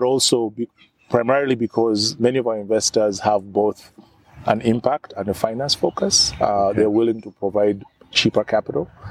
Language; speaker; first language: English; non-native, local second language; Ganda